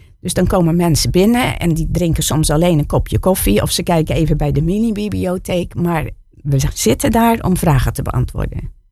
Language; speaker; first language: Dutch; native; Dutch